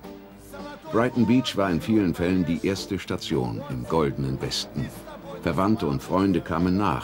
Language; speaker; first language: German; native; German